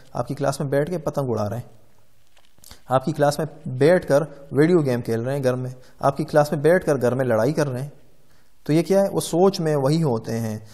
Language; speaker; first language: Urdu; non-native, local second language; Pashto